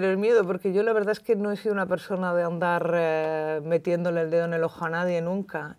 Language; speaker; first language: Spanish; native; Spanish